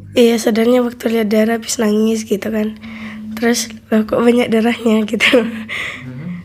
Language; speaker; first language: Indonesian; native; Indonesian